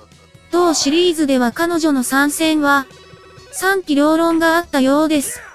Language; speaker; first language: Japanese; native; Japanese